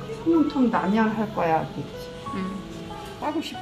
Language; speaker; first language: Korean; native; Korean